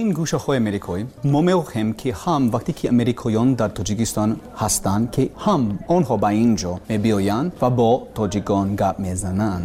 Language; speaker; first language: Persian; non-native, learner; English